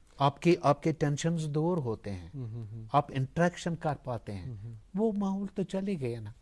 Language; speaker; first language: Urdu; non-native, local second language; Kashmiri